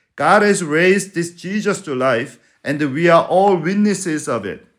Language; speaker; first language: English; non-native, fluent; Spanish